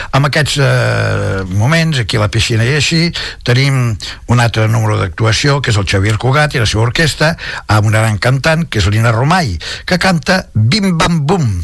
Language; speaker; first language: Catalan; non-native, local second language; Spanish